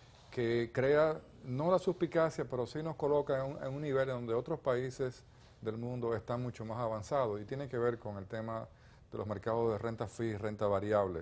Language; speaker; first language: Spanish; native; Spanish